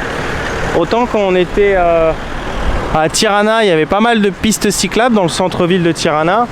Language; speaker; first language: French; native; French